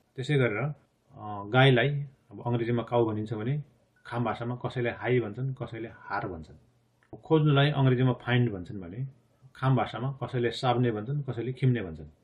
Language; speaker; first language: Nepali; non-native, local second language; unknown